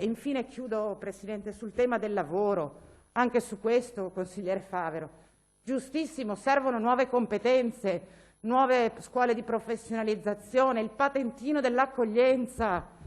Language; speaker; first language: Italian; native; Italian